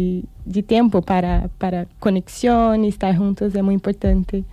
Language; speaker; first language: Spanish; non-native, fluent; Portuguese